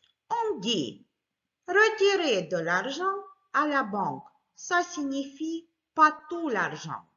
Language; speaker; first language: French; non-native, fluent; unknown